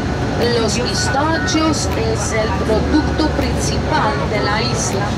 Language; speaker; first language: Spanish; non-native, learner; Greek